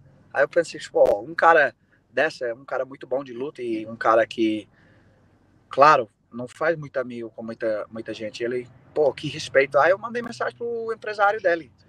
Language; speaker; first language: Portuguese; non-native, fluent; English